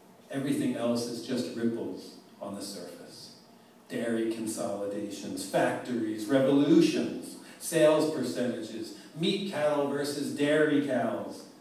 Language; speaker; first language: English; native; English